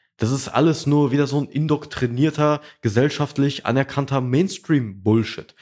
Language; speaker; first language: German; early bilingual, other home language; Russian